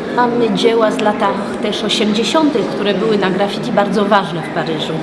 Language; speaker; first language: Polish; early bilingual, heritage; French